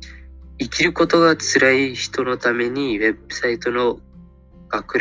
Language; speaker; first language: Japanese; non-native, fluent; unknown